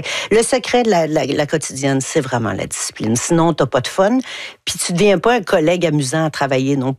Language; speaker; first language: French; native; French